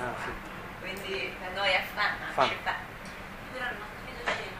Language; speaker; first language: Italian; non-native, learner; Chinese